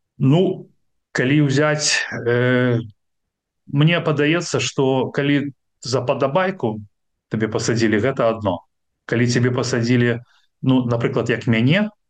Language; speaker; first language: Belarusian; non-native, local second language; Russian